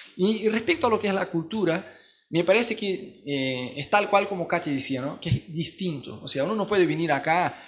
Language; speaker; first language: Spanish; non-native, fluent; Portuguese